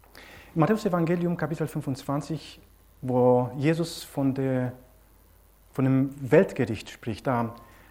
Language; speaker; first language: German; non-native, fluent; Romanian